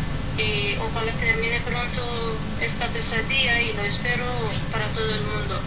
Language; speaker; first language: Spanish; non-native, learner; Persian